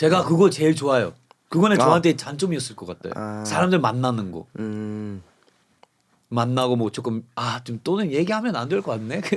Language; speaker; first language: Korean; non-native, fluent; English